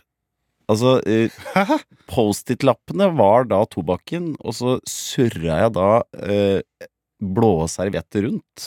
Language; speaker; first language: Norwegian; native; Norwegian